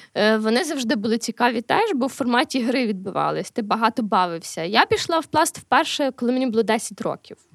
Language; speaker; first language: Ukrainian; native; Ukrainian